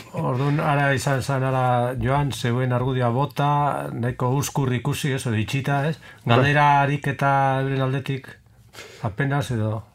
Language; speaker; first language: Basque; native; Basque